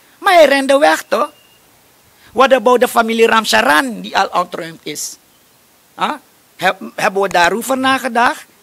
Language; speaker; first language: Dutch; native; Dutch